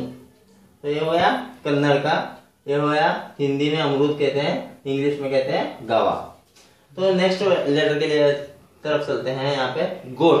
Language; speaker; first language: Hindi; non-native, local second language; Kannada